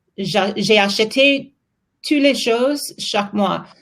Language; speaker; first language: French; non-native, learner; English